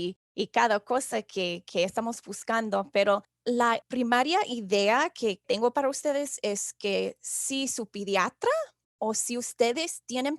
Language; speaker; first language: Spanish; non-native, fluent; English